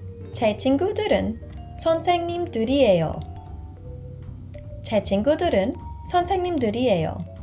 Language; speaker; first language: Korean; non-native, fluent; English